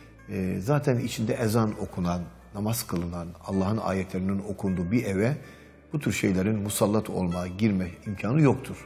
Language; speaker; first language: Turkish; native; Turkish